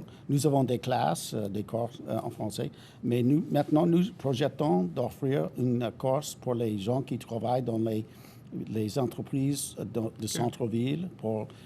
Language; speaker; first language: French; non-native, fluent; English